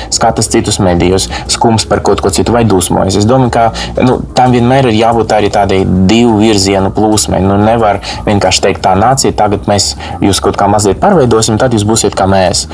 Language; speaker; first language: Latvian; non-native, local second language; Russian